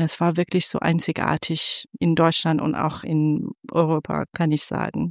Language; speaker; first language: German; non-native, fluent; Persian